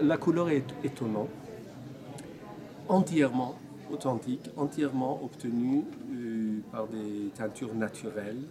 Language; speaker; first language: French; non-native, fluent; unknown